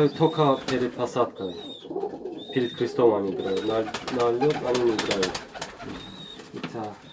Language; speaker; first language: Russian; non-native, local second language; Tajik